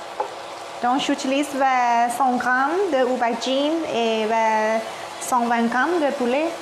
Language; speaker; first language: French; non-native, learner; Thai